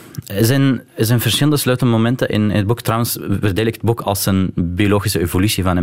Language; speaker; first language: Dutch; non-native, local second language; Arabic